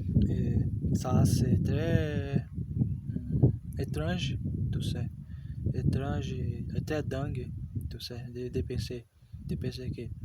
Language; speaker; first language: French; non-native, learner; Portuguese